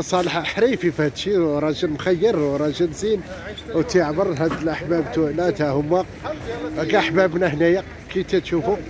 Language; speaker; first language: Arabic; native; Arabic